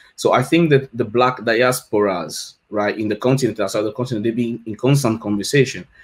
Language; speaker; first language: English; non-native, fluent; French